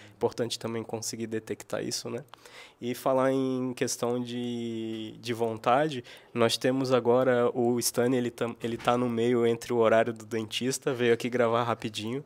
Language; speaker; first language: Portuguese; native; Portuguese